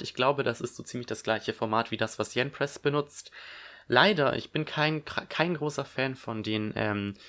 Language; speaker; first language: German; native; German